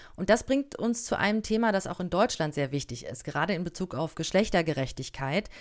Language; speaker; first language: German; native; German